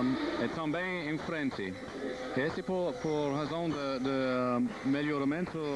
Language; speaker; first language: Portuguese; non-native, learner; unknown